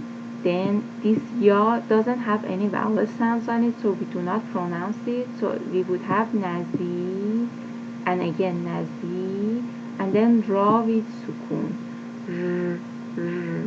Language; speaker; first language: English; non-native, fluent; Persian